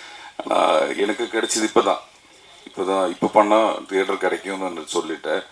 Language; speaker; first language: Tamil; non-native, learner; Malayalam